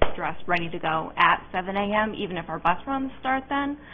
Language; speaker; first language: English; native; English